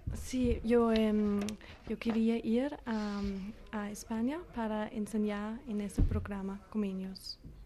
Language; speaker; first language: Spanish; non-native, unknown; Danish